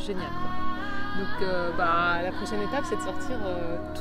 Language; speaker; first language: French; native; French